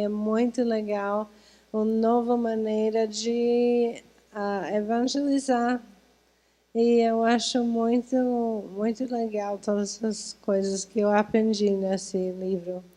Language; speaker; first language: Portuguese; non-native, fluent; English